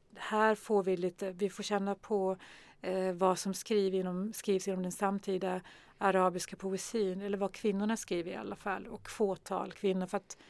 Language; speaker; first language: Swedish; early bilingual, other home language; Arabic